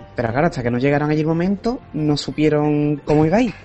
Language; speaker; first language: Spanish; native; Spanish